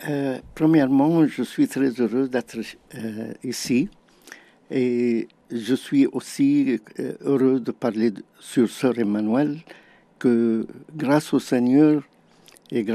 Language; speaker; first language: French; non-native, fluent; Arabic